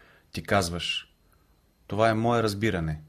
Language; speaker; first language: Bulgarian; native; Bulgarian